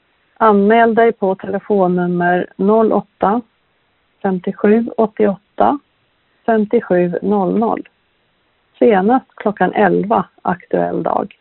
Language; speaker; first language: Swedish; native; Swedish